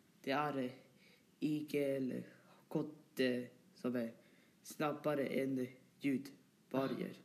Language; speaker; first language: Swedish; non-native, learner; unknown